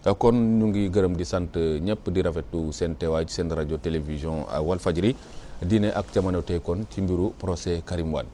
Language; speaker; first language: Wolof; native; Wolof